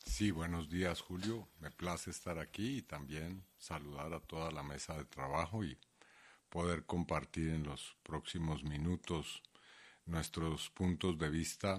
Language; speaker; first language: Spanish; native; Spanish